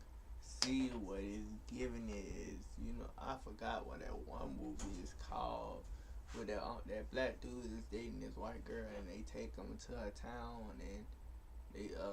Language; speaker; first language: English; native; English